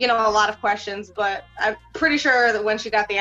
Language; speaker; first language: English; early bilingual, other home language; Russian